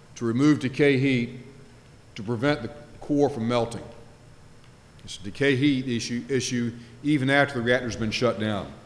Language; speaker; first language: English; native; English